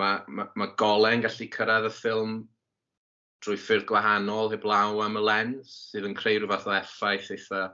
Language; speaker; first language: Welsh; native; Welsh